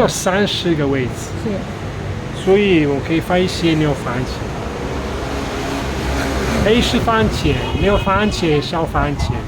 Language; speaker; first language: Chinese; non-native, fluent; Italian